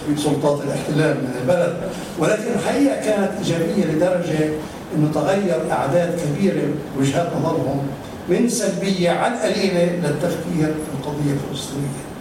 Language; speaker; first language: Arabic; native; Arabic